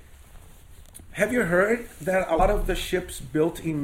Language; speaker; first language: English; non-native, fluent; Portuguese